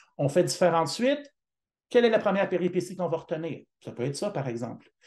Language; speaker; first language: French; native; French